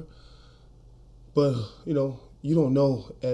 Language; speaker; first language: English; native; English